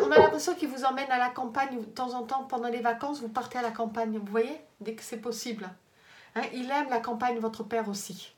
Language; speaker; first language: French; native; French